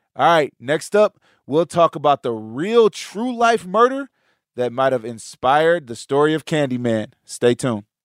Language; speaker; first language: English; native; English